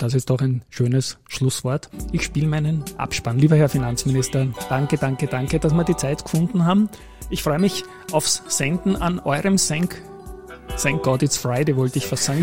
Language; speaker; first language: German; native; German